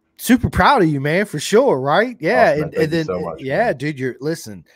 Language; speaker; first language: English; native; English